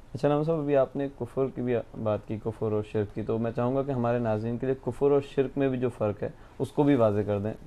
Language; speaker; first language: Urdu; native; Urdu